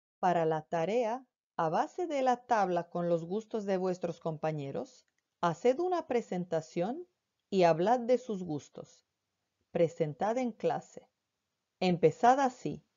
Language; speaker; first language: Spanish; non-native, fluent; Croatian